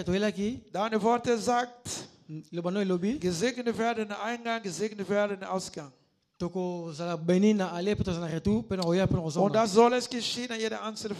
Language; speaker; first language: German; non-native, learner; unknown